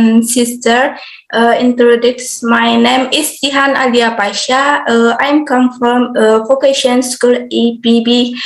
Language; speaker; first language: English; non-native, learner; Indonesian